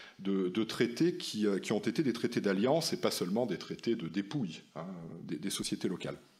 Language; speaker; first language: French; native; French